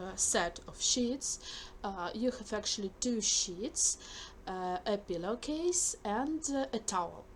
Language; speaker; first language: English; non-native, fluent; Ukrainian